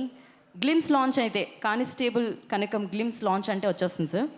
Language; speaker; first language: Telugu; native; Telugu